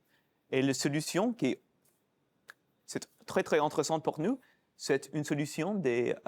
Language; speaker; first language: French; non-native, fluent; English